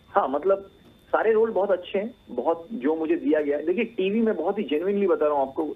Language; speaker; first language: Hindi; native; Hindi